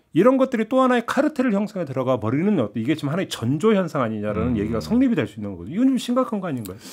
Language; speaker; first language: Korean; native; Korean